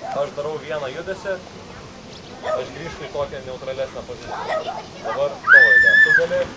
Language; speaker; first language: Lithuanian; native; Lithuanian